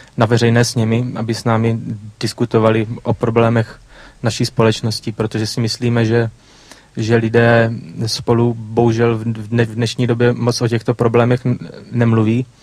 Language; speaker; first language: Czech; native; Czech